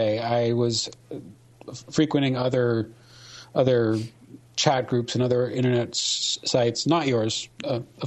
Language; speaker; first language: English; native; English